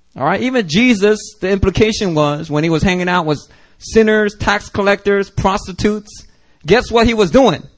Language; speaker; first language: English; native; English